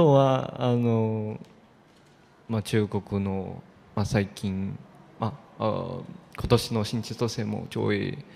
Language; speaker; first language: Japanese; non-native, fluent; Chinese